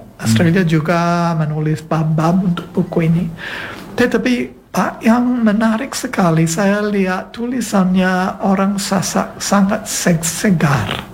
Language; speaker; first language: Indonesian; non-native, fluent; English